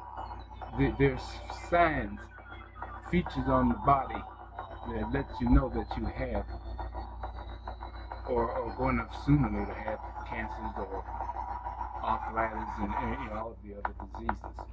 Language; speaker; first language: English; native; English